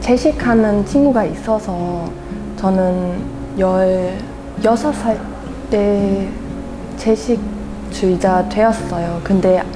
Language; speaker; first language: Korean; non-native, fluent; German